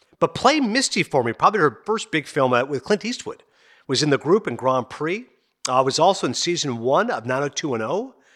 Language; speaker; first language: English; native; English